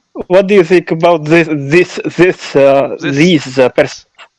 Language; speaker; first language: English; non-native, local second language; Arabic